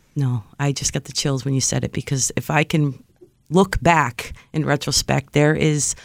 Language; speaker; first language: English; native; English